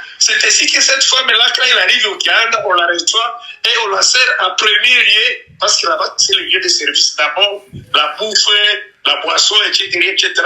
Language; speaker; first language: French; non-native, local second language; Nande